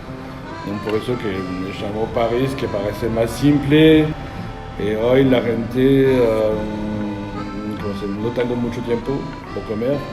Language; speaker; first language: Spanish; non-native, learner; French